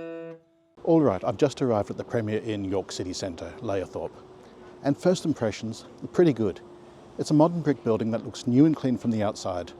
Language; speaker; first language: English; native; English